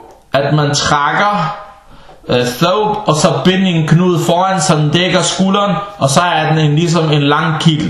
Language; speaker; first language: Danish; early bilingual, other home language; Arabic